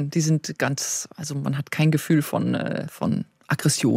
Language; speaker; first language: German; native; German